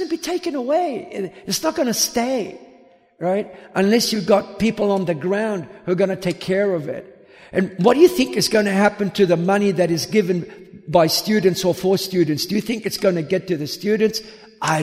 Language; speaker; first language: English; native; English